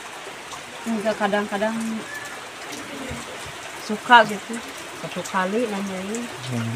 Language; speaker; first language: Indonesian; non-native, local second language; Sundanese